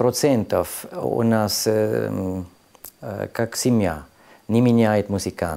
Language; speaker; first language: Russian; non-native, learner; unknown